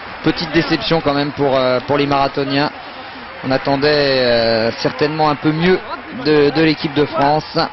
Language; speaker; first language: French; native; French